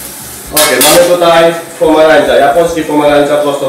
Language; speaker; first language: Polish; non-native, learner; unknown